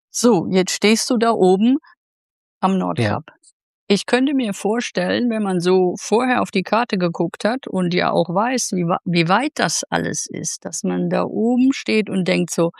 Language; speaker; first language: German; native; German